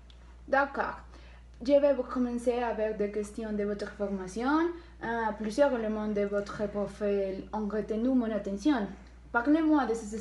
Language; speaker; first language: French; non-native, learner; Spanish